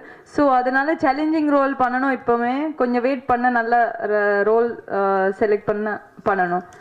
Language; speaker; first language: Tamil; non-native, learner; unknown